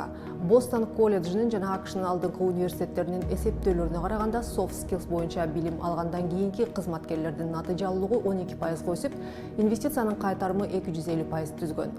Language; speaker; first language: Kyrgyz; native; Kyrgyz